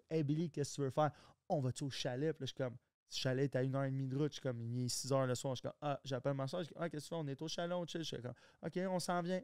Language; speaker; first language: French; native; French